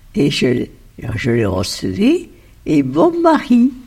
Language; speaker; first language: French; non-native, fluent; Spanish